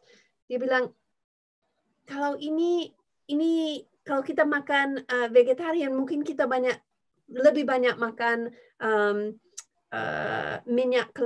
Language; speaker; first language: Indonesian; non-native, fluent; English